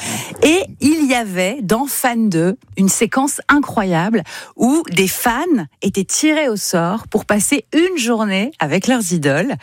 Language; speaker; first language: French; native; French